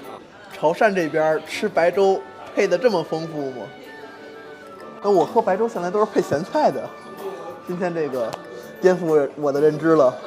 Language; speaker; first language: Chinese; native; Chinese